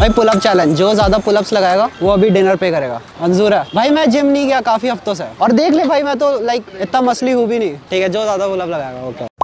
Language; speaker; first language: Hindi; native; Hindi